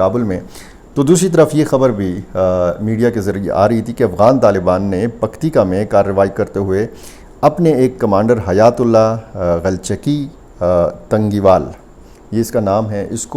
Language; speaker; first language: Urdu; native; Urdu